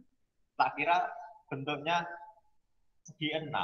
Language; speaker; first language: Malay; non-native, local second language; Javanese